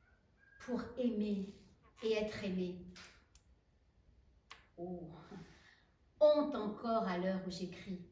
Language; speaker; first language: French; native; French